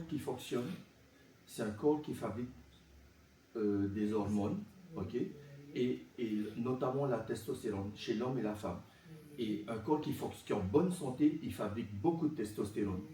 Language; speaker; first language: French; native; French